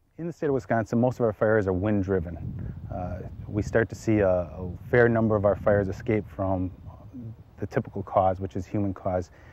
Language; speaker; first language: English; native; English